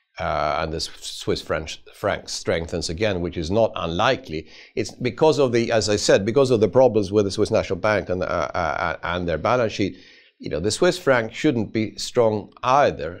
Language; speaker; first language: English; non-native, fluent; Swedish